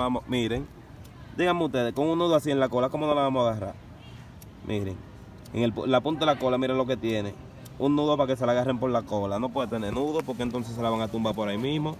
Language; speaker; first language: Spanish; native; Spanish